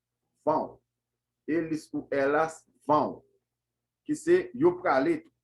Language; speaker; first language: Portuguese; non-native, fluent; Haitian Creole